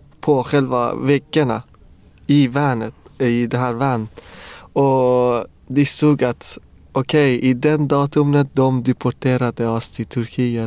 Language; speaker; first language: Swedish; non-native, fluent; Persian